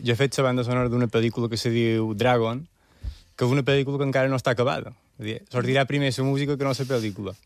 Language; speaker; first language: Catalan; native; Catalan